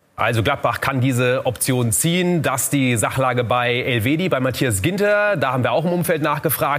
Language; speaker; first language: German; native; German